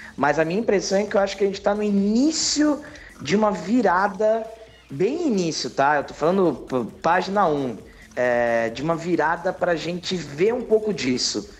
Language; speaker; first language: Portuguese; native; Portuguese